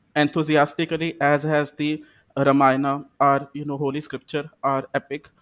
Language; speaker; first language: English; non-native, local second language; Punjabi